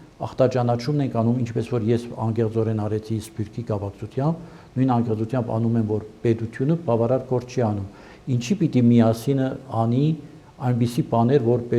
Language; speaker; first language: Armenian; early bilingual, heritage; Armenian